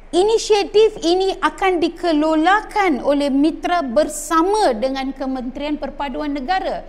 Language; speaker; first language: Malay; non-native, local second language; Tamil